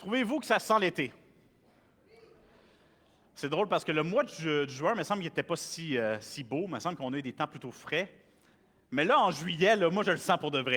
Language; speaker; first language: French; native; French